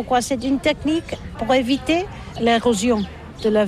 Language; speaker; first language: French; non-native, learner; Catalan